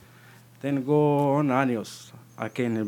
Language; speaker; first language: Spanish; non-native, learner; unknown